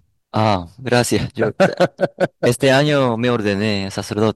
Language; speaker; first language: Spanish; non-native, learner; Korean